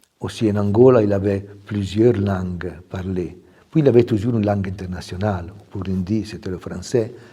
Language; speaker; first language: French; non-native, fluent; Italian